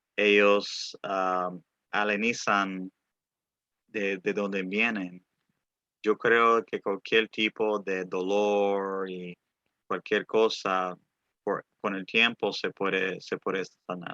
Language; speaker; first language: Spanish; early bilingual, other home language; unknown